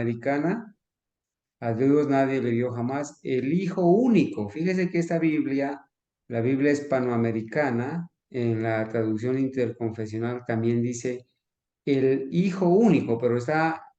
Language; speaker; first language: Spanish; native; Spanish